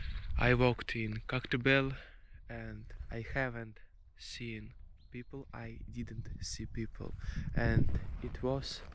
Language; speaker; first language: English; non-native, fluent; Russian